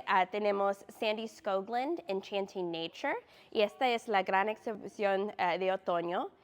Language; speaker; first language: Spanish; non-native, fluent; English